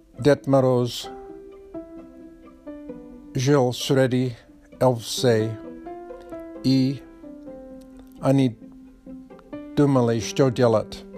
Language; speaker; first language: Russian; non-native, learner; Polish